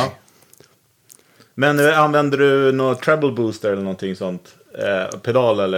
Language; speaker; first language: Swedish; native; Swedish